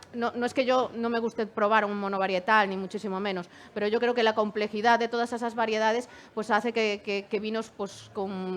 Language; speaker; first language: Spanish; native; Spanish